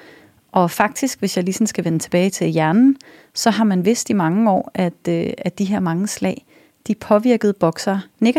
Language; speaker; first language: Danish; native; Danish